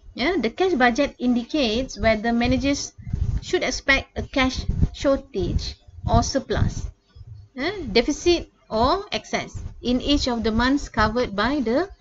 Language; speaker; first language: English; non-native, local second language; Malay